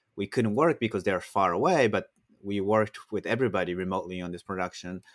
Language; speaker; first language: English; non-native, fluent; Japanese